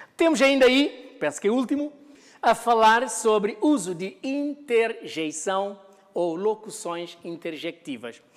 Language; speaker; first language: Portuguese; non-native, local second language; Kabuverdianu